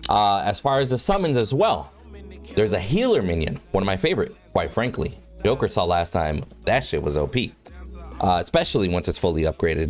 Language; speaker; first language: English; native; English